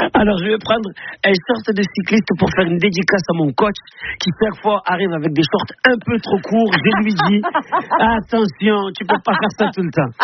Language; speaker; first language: French; native; French